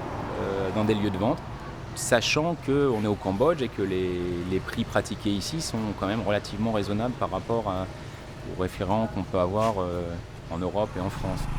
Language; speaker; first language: French; native; French